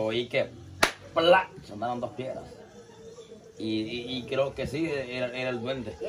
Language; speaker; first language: Spanish; native; Spanish